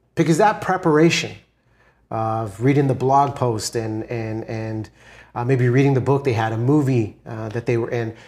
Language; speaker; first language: English; native; English